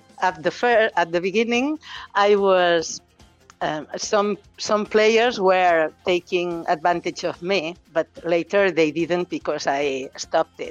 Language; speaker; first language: English; non-native, fluent; Catalan